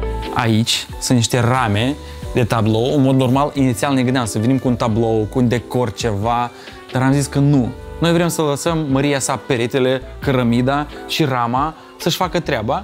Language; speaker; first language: Romanian; native; Romanian